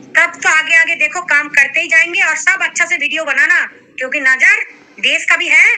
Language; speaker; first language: Hindi; non-native, local second language; Bangla